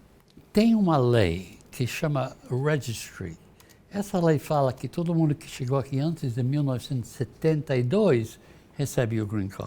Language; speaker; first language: Portuguese; non-native, fluent; English